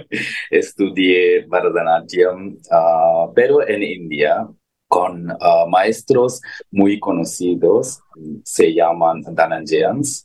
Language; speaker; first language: Spanish; non-native, learner; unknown